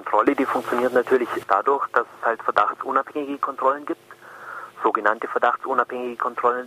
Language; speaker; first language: German; native; German